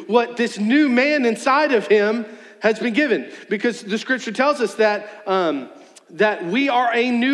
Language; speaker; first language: English; native; English